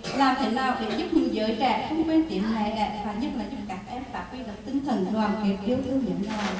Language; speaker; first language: Vietnamese; native; Vietnamese